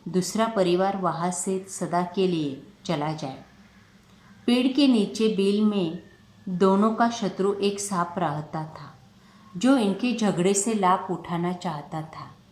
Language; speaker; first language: Hindi; non-native, local second language; Marathi